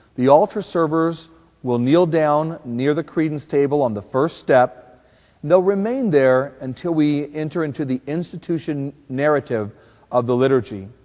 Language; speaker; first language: English; native; English